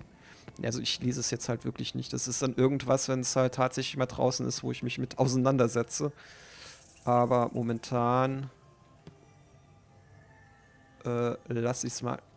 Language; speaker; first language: German; native; German